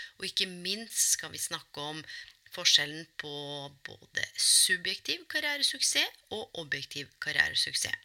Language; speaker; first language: Norwegian; native; Norwegian